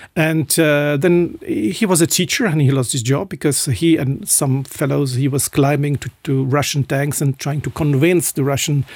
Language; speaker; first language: English; non-native, fluent; Czech